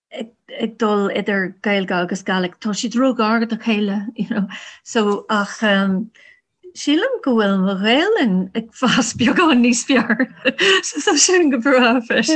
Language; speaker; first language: Irish; non-native, learner; English